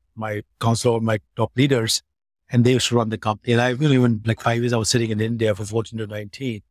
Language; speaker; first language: English; non-native, local second language; Hindi